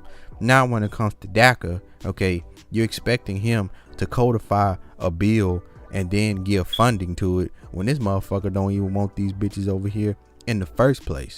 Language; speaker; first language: English; native; English